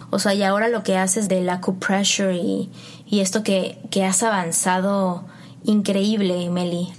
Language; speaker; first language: Spanish; native; Spanish